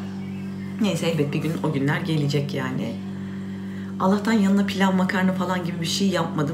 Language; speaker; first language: Turkish; native; Turkish